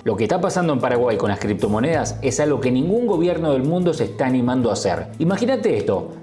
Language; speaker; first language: Spanish; native; Spanish